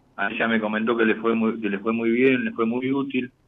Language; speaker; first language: Spanish; native; Spanish